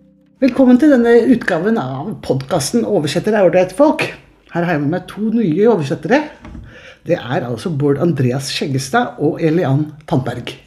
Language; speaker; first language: Norwegian; native; Norwegian